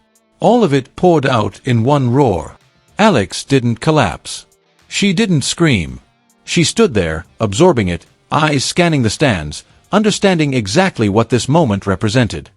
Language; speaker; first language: English; native; English